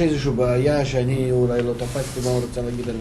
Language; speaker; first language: Hebrew; non-native, fluent; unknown